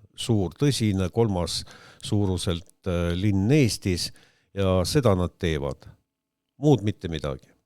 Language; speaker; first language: Estonian; non-native, local second language; Russian